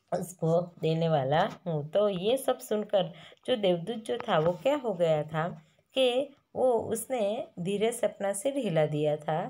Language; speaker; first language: Hindi; non-native, local second language; Gujarati